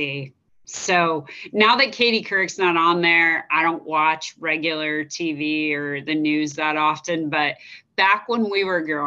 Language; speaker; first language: English; native; English